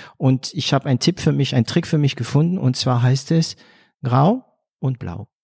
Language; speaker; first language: German; non-native, fluent; French